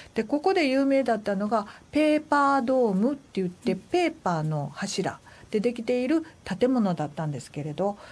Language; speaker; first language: Japanese; native; Japanese